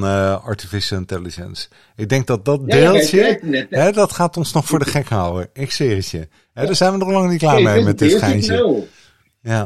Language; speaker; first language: Dutch; native; Dutch